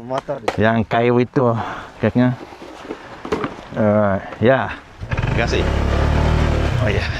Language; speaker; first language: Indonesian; non-native, fluent; English